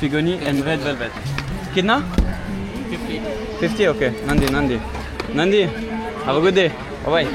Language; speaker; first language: English; non-native, learner; French